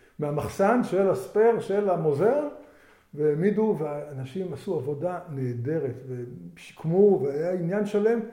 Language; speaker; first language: Hebrew; native; Hebrew